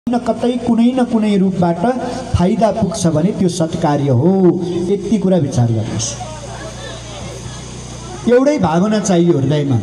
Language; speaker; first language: Nepali; native; Nepali